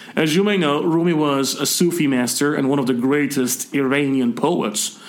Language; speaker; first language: English; non-native, fluent; Persian